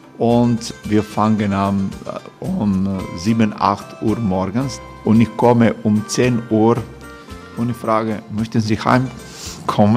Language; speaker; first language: German; non-native, fluent; Croatian